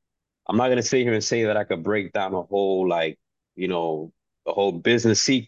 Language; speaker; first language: English; early bilingual, other home language; Spanish